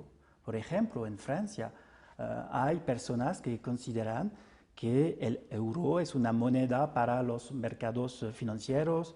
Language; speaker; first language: Spanish; non-native, fluent; French